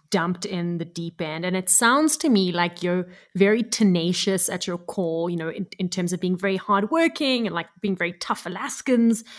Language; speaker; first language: English; native; English